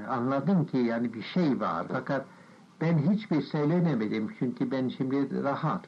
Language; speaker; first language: Turkish; non-native, fluent; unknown